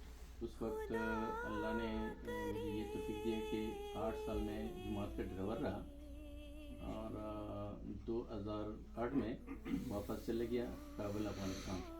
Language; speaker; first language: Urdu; non-native, learner; Pashto